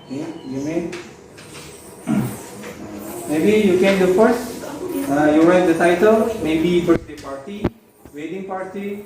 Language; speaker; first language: English; non-native, learner; Indonesian